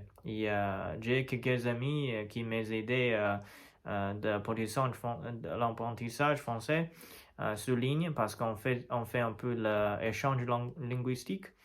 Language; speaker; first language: French; non-native, learner; Chinese